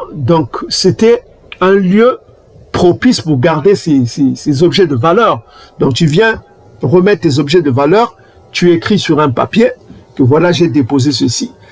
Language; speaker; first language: French; non-native, local second language; Kongo